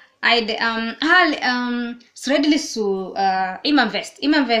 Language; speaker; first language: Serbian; non-native, learner; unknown